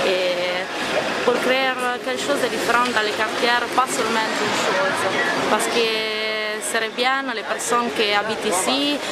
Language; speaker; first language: French; non-native, learner; Italian